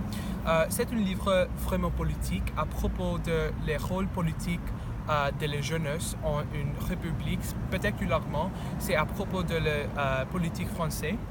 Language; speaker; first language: French; non-native, learner; English